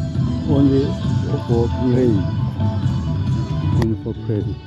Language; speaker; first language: English; non-native, learner; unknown